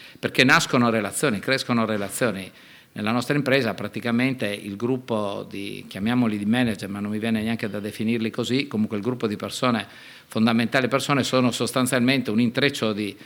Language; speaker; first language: Italian; native; Italian